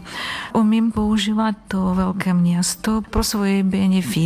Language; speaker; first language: Czech; non-native, learner; Ukrainian